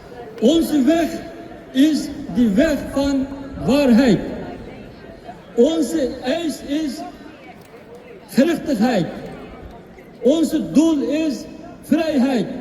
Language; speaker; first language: Dutch; non-native, fluent; Uyghur